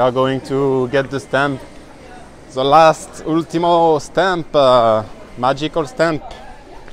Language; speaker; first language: English; non-native, fluent; French